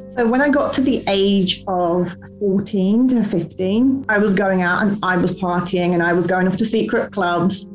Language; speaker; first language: English; native; English